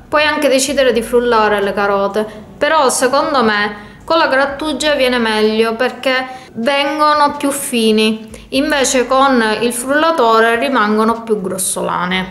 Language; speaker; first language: Italian; native; Italian